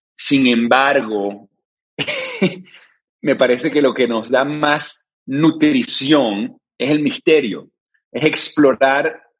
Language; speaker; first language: Spanish; native; Spanish